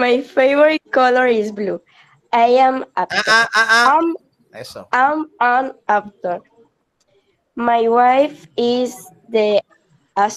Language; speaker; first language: English; non-native, learner; Spanish